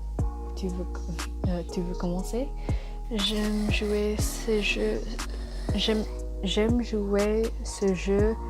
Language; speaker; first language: French; non-native, learner; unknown